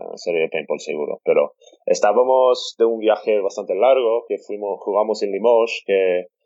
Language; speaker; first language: Spanish; non-native, fluent; English